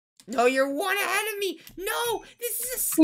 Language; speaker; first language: English; native; English